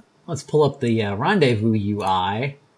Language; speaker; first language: English; native; English